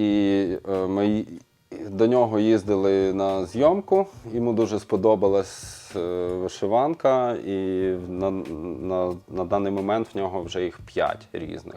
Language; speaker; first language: Ukrainian; native; Ukrainian